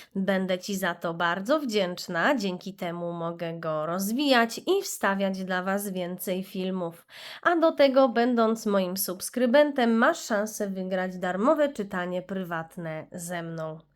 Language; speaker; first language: Polish; native; Polish